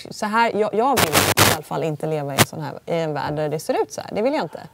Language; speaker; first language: Swedish; early bilingual, other home language; Polish